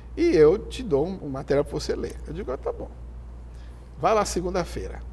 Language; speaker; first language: Portuguese; native; Portuguese